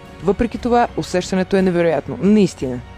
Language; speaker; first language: Bulgarian; native; Bulgarian